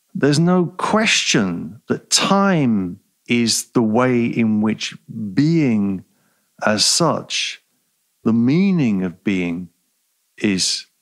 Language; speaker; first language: English; native; English